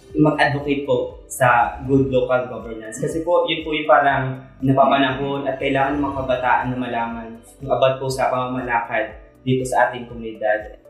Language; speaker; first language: Filipino; non-native, local second language; Bikol